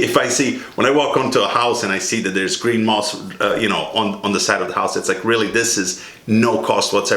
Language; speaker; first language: English; native; English